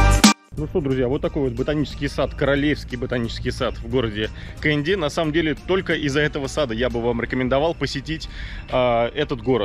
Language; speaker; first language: Russian; native; Russian